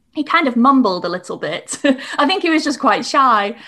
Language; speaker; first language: English; native; English